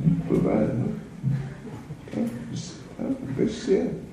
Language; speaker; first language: Russian; non-native, learner; English